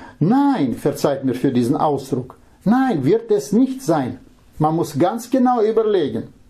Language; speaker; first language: German; non-native, fluent; Russian